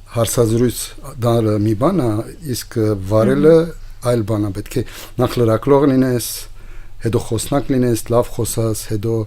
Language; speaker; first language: Armenian; early bilingual, heritage; Armenian